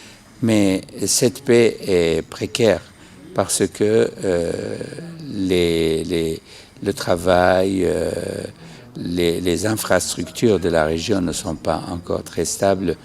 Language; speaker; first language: French; non-native, fluent; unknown